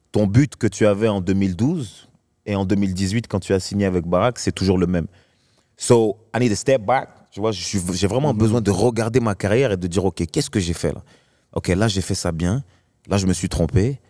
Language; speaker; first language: French; native; French